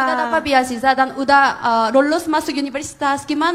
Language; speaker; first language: Indonesian; non-native, fluent; Korean